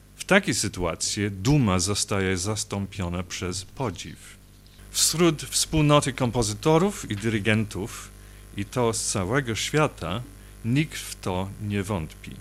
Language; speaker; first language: Polish; non-native, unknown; English